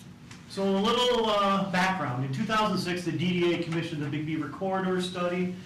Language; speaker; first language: English; native; English